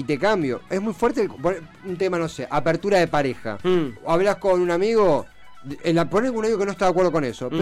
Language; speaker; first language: Spanish; native; Spanish